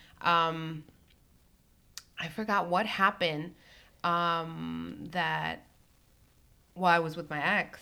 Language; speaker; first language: English; early bilingual, other home language; Spanish